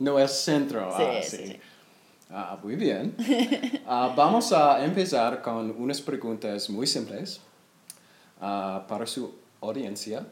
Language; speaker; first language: Spanish; non-native, learner; English